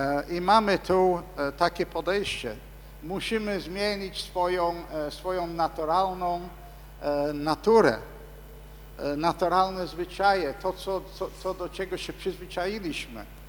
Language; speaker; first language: Polish; non-native, fluent; English